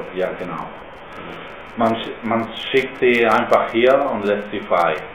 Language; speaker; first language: German; non-native, fluent; Spanish